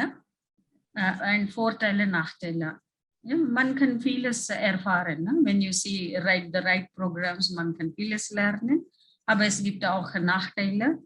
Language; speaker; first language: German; non-native, fluent; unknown